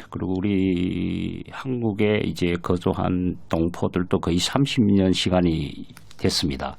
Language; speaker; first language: Korean; native; Korean